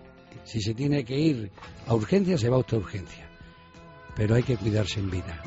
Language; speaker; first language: Spanish; native; Spanish